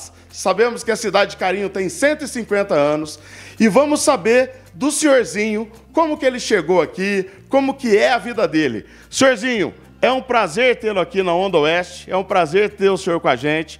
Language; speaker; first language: Portuguese; native; Portuguese